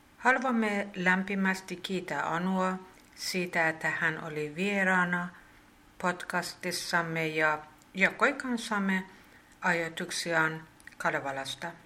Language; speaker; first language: Finnish; non-native, fluent; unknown